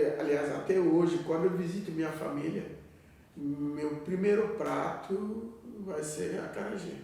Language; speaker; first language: Portuguese; non-native, fluent; Wolof